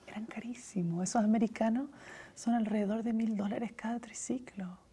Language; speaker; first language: Spanish; native; Spanish